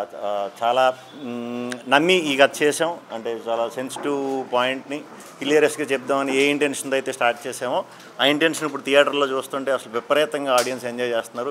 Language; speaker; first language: Telugu; native; Telugu